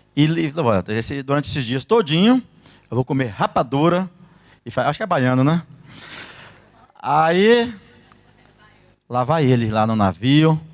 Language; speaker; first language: Portuguese; native; Portuguese